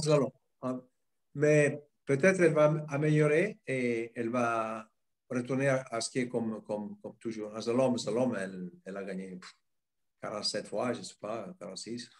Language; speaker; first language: French; non-native, fluent; Italian